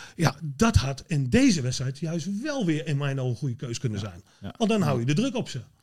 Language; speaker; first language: Dutch; native; Dutch